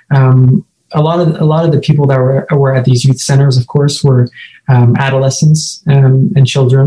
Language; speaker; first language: English; native; English